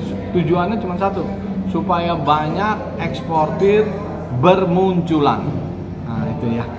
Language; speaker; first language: Indonesian; native; Indonesian